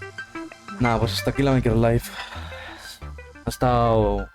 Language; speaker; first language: Spanish; native; Spanish